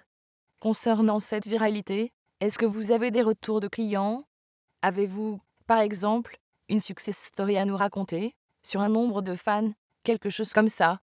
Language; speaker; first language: French; native; French